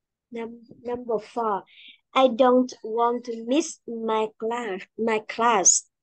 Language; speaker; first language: English; non-native, learner; Vietnamese